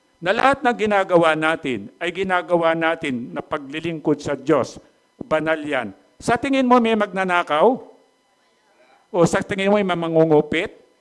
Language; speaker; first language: Filipino; native; Filipino